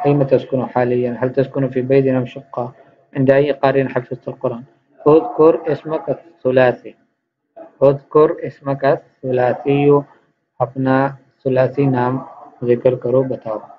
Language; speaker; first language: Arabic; non-native, fluent; Urdu